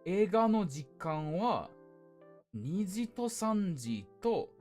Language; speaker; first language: Japanese; non-native, learner; English